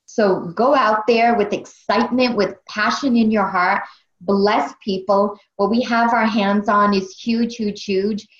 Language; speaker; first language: English; native; English